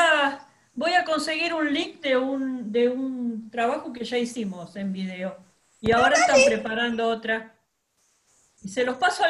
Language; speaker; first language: Spanish; native; Spanish